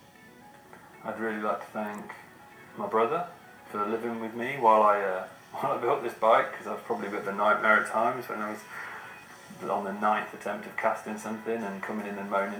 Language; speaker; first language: English; native; English